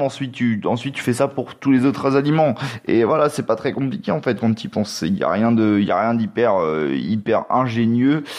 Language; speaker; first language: French; native; French